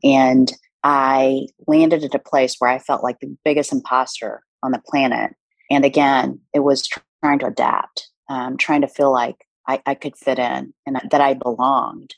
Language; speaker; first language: English; early bilingual, other home language; Korean